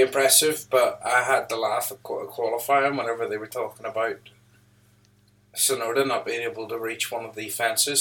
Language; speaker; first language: English; native; English